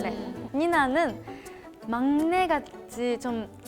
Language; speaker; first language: Korean; non-native, fluent; Japanese